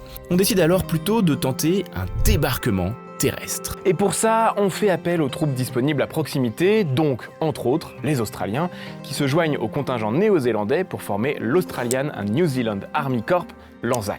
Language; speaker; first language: French; native; French